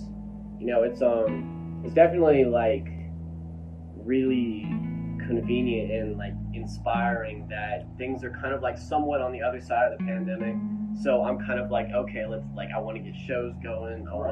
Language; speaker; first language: English; native; English